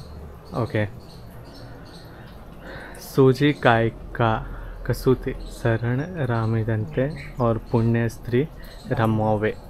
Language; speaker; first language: Kannada; non-native, learner; Hindi